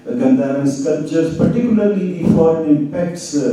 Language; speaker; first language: English; non-native, local second language; Urdu